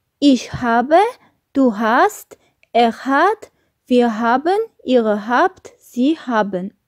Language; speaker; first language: German; non-native, fluent; Armenian